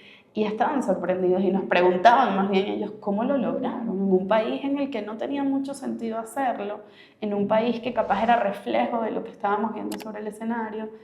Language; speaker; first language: Spanish; native; Spanish